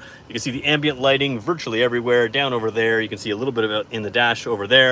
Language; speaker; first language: English; native; English